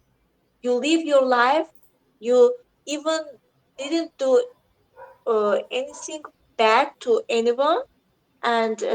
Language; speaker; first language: English; non-native, learner; Azerbaijani